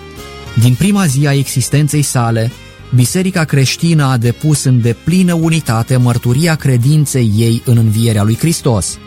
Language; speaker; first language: Romanian; native; Romanian